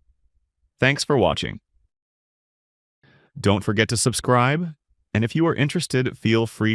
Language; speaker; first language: English; non-native, fluent; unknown